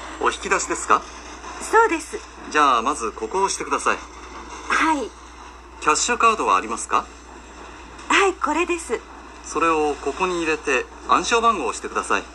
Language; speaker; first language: Japanese; non-native, fluent; Indonesian